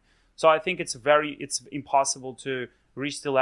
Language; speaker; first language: English; non-native, fluent; Russian